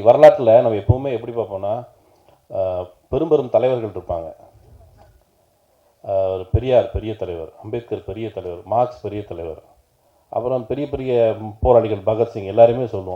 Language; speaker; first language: Tamil; native; Tamil